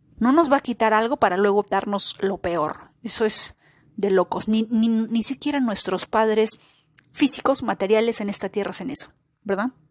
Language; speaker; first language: Spanish; native; Spanish